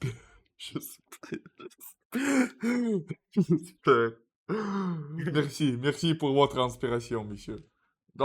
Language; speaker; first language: French; non-native, learner; Russian